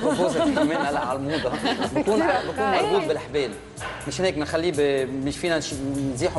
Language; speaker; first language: Arabic; native; Arabic